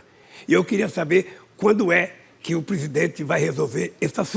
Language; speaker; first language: Portuguese; native; Portuguese